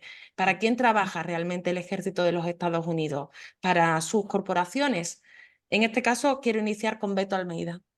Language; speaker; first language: Spanish; native; Spanish